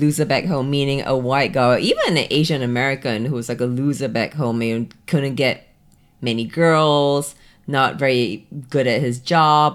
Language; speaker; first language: English; native; English